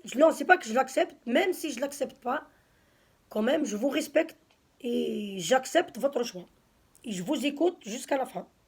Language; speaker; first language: French; early bilingual, other home language; Arabic